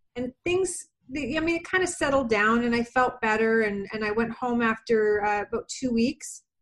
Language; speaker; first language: English; native; English